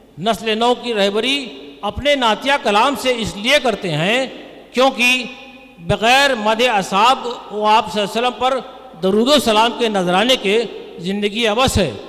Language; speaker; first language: Urdu; native; Urdu